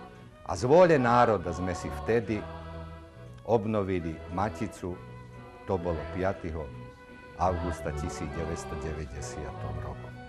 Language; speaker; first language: Slovak; native; Slovak